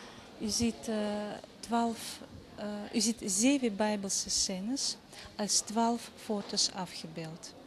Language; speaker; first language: Dutch; non-native, fluent; Russian